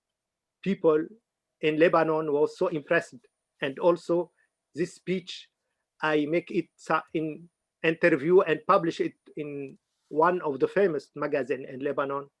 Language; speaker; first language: English; non-native, fluent; Arabic